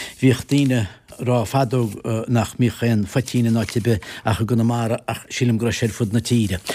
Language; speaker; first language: Irish; native; Irish